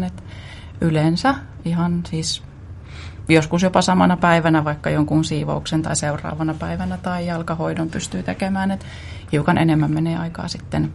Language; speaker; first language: Finnish; native; Finnish